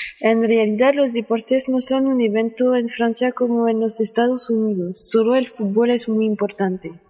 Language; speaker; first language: Spanish; non-native, learner; French